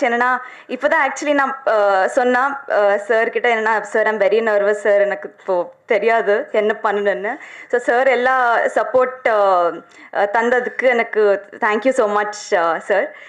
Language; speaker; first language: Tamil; non-native, learner; Telugu